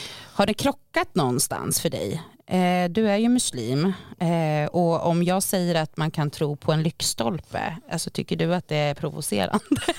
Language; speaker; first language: Swedish; native; Swedish